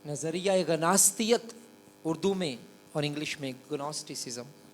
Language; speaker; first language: Urdu; non-native, local second language; Punjabi